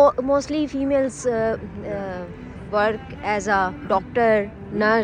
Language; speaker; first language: English; non-native, learner; Urdu